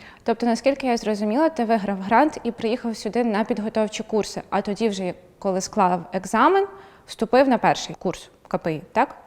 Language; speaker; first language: Ukrainian; native; Ukrainian